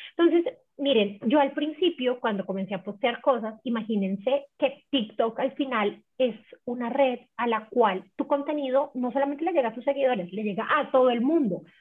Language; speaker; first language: Spanish; native; Spanish